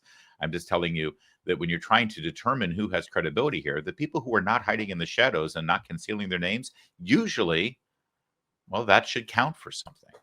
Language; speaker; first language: English; native; English